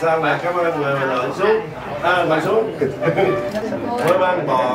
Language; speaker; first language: Vietnamese; native; Vietnamese